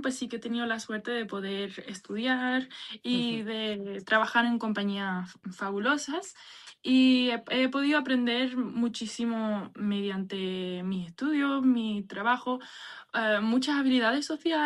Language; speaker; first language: Spanish; native; Spanish